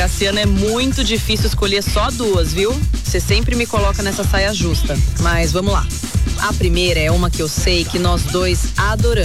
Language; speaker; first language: Portuguese; native; Portuguese